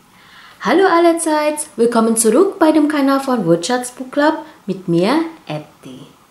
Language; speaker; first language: German; non-native, fluent; Indonesian